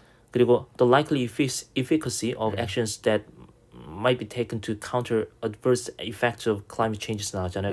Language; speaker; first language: English; non-native, fluent; Korean